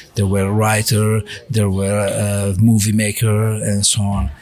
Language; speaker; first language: English; non-native, learner; Italian